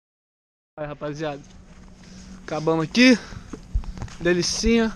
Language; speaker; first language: Portuguese; native; Portuguese